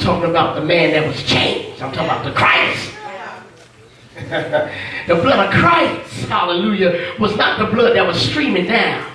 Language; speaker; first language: English; native; English